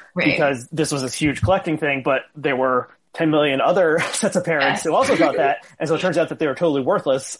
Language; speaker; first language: English; native; English